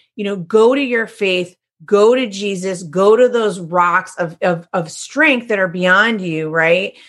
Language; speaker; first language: English; native; English